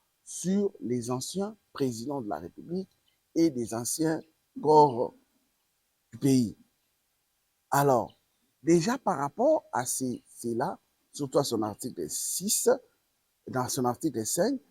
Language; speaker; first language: French; non-native, local second language; Lingala